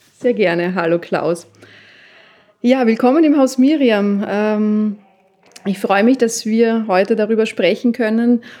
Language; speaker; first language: German; native; German